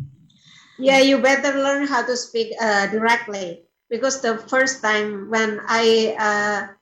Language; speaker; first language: English; non-native, learner; Indonesian